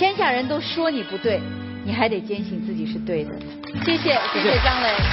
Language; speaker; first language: Chinese; native; Chinese